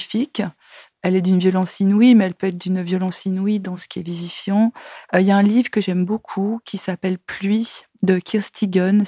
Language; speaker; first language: French; native; French